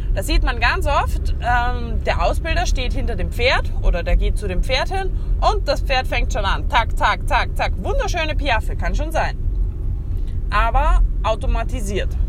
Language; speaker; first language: German; native; German